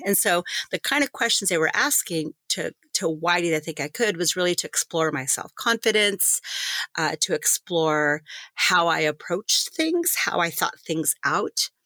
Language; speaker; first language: English; native; English